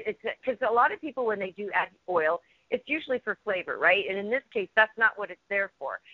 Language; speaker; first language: English; native; English